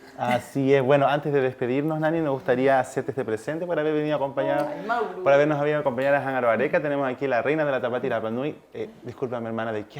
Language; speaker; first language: Spanish; native; Spanish